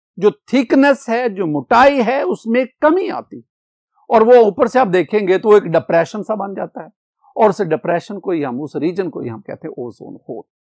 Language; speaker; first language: Urdu; non-native, local second language; Punjabi